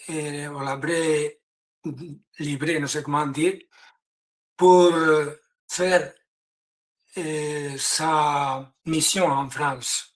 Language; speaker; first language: French; non-native, learner; Spanish